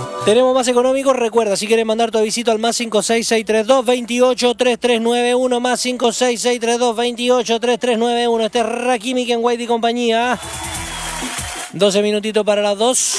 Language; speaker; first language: Spanish; native; Spanish